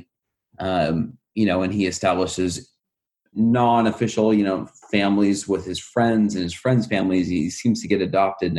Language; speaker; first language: English; native; English